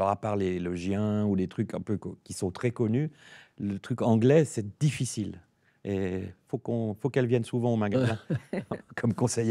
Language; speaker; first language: French; native; French